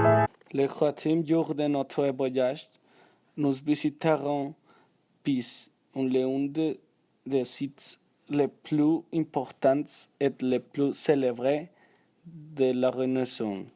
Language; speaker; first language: French; non-native, learner; Spanish